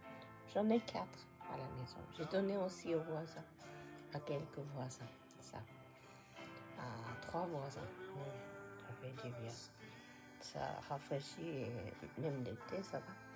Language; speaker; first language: French; non-native, fluent; Japanese